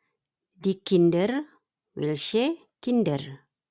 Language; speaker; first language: German; non-native, fluent; Indonesian